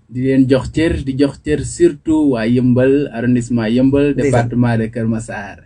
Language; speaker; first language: Wolof; native; Wolof